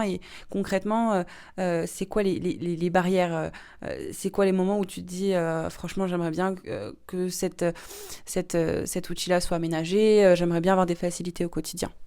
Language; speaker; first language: French; native; French